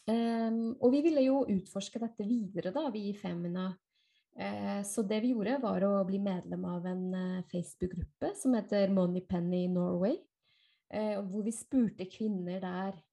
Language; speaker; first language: Norwegian; non-native, fluent; Spanish